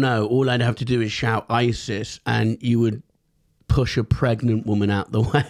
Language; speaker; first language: English; native; English